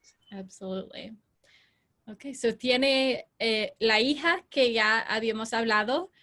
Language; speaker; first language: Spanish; non-native, fluent; English